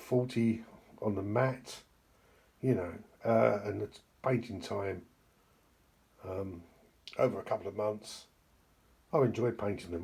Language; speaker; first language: English; native; English